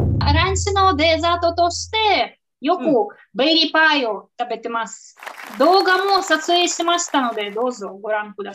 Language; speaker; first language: Japanese; non-native, fluent; Russian